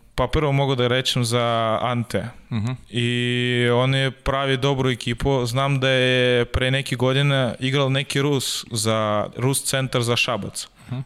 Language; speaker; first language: Serbian; non-native, learner; Russian